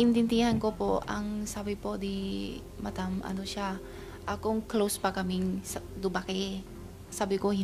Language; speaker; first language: Filipino; non-native, learner; Chinese